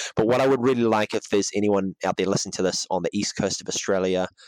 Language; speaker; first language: English; native; English